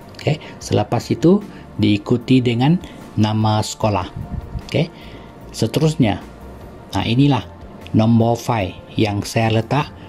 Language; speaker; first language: Malay; non-native, local second language; Chinese